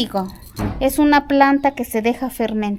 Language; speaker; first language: Spanish; native; Spanish